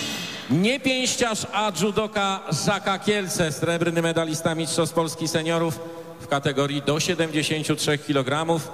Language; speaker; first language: Polish; native; Polish